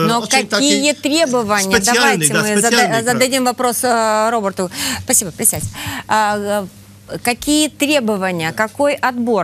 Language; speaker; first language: Russian; native; Russian